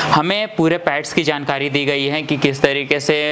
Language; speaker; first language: Hindi; native; Hindi